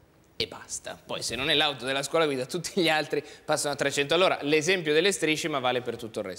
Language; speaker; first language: Italian; native; Italian